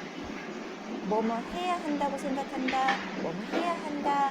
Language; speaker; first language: Korean; native; Korean